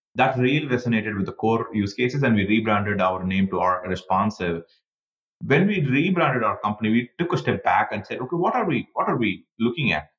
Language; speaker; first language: English; non-native, local second language; Tamil